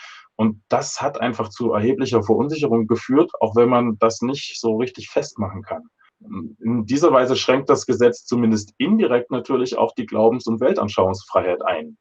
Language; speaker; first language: German; native; German